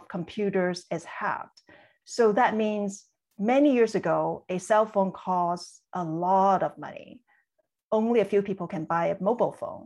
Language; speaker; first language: English; non-native, local second language; Cantonese